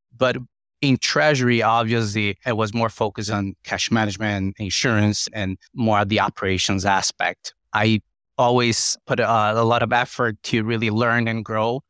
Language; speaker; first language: English; non-native, fluent; Portuguese